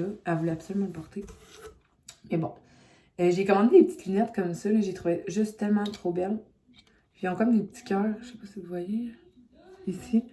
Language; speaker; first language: French; native; French